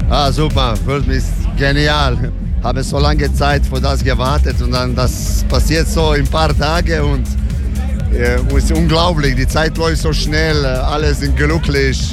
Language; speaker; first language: German; non-native, fluent; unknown